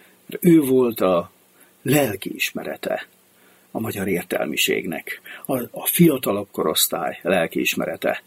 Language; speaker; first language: Hungarian; native; Hungarian